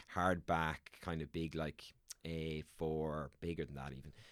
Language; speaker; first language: English; native; English